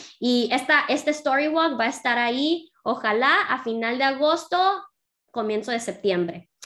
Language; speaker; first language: Spanish; early bilingual, heritage; Spanish